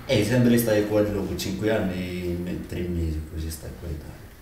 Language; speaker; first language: Italian; non-native, learner; Arabic